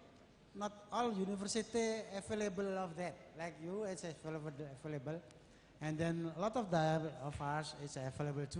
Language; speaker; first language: English; non-native, learner; Indonesian